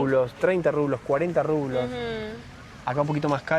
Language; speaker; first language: Spanish; native; Spanish